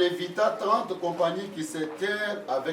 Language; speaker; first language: French; non-native, local second language; Lingala